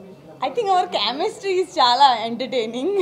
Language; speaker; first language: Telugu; non-native, learner; Gujarati